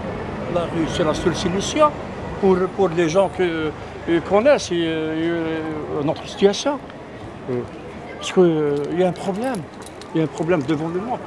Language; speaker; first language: French; non-native, learner; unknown